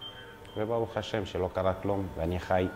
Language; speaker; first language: Hebrew; non-native, local second language; Arabic